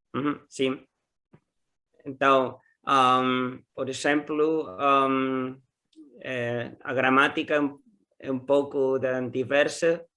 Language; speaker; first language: Portuguese; non-native, learner; Spanish